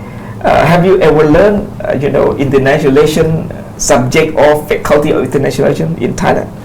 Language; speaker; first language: English; non-native, fluent; Pattani Malay